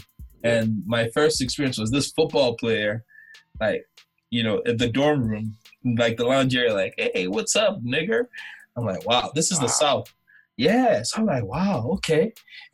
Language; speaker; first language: English; non-native, local second language; Yoruba